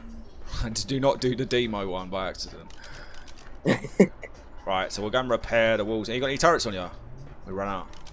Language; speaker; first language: English; native; English